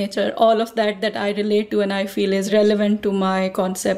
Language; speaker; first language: English; non-native, local second language; Urdu